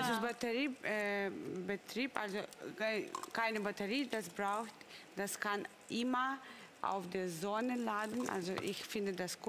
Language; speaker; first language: German; non-native, learner; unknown